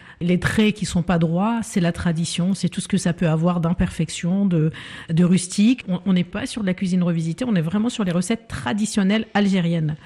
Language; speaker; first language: French; early bilingual, other home language; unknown